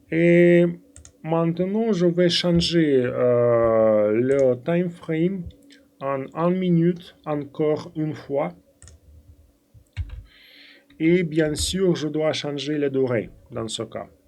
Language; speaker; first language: French; non-native, fluent; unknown